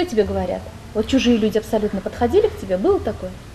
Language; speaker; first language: Russian; native; Russian